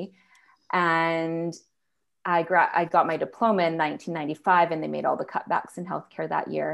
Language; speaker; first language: English; native; English